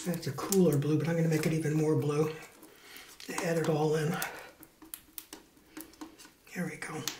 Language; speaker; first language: English; native; English